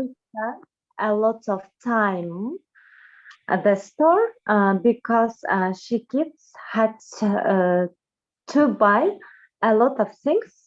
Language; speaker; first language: English; non-native, learner; Russian